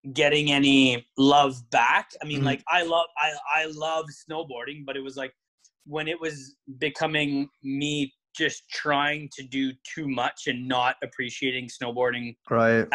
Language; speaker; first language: English; native; English